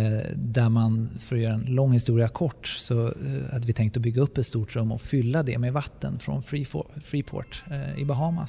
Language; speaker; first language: Swedish; native; Swedish